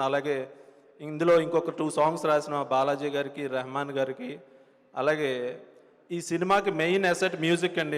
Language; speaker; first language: Telugu; native; Telugu